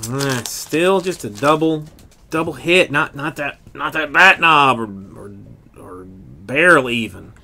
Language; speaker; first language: English; native; English